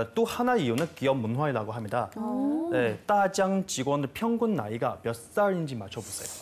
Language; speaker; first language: Korean; non-native, fluent; Chinese